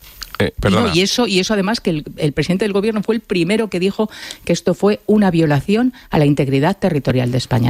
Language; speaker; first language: Spanish; native; Spanish